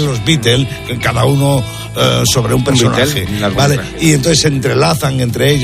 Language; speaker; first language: Spanish; native; Spanish